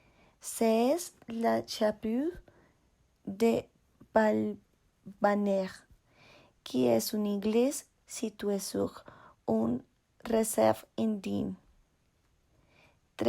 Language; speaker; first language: French; non-native, learner; Spanish